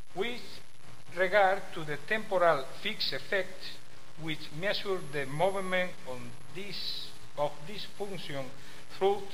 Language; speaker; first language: English; non-native, learner; Spanish